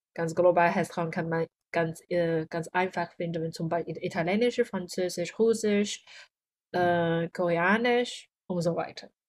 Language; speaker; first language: German; non-native, learner; Chinese